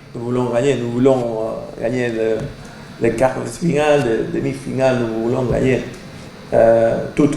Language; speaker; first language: French; non-native, learner; Portuguese